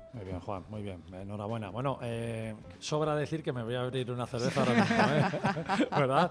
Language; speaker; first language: Spanish; early bilingual, heritage; Spanish